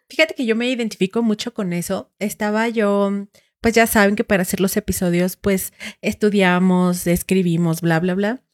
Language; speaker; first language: Spanish; native; Spanish